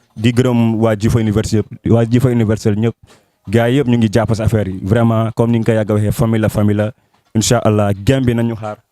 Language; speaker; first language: Wolof; native; Wolof